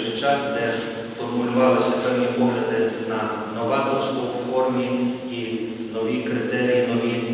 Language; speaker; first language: Ukrainian; native; Ukrainian